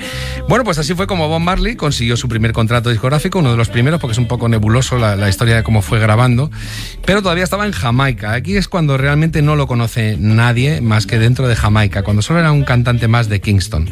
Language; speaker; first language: Spanish; native; Spanish